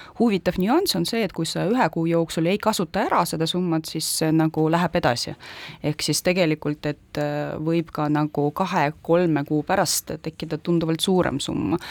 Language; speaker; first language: Estonian; non-native, local second language; Russian